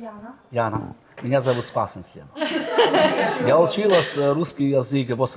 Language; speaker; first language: Russian; non-native, learner; Macedonian